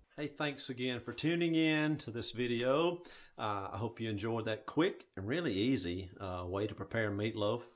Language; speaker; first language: English; native; English